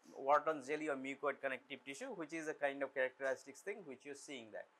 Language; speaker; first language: English; non-native, local second language; Bangla